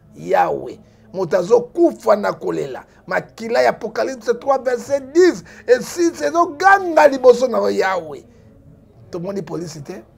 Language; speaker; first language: Lingala; native; Lingala